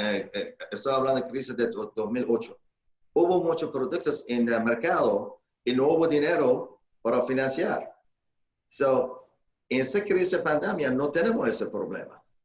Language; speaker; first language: Spanish; non-native, fluent; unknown